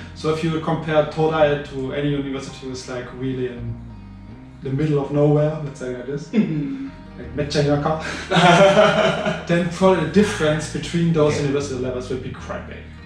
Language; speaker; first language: English; non-native, fluent; German